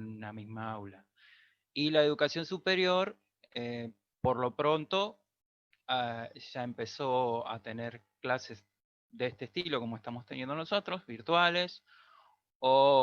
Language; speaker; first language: Spanish; native; Spanish